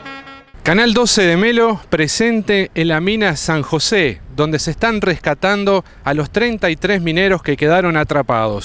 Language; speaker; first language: Spanish; native; Spanish